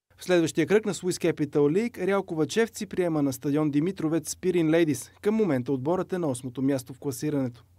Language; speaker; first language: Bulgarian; native; Bulgarian